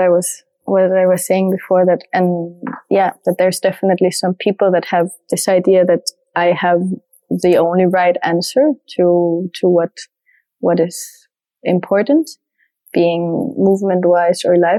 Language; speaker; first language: English; non-native, fluent; French